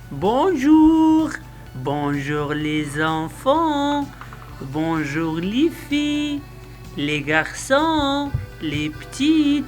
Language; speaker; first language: French; non-native, local second language; Arabic